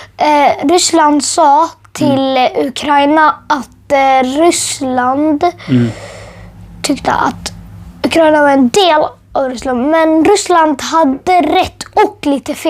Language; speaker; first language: Swedish; early bilingual, other home language; Urdu